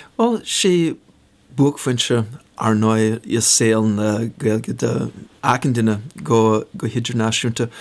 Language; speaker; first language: Irish; non-native, fluent; English